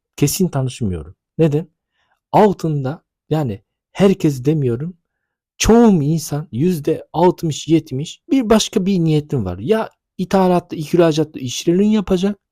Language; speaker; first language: Turkish; non-native, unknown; Japanese